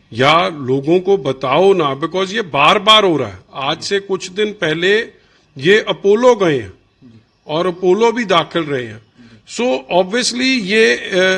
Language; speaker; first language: Hindi; non-native, local second language; Punjabi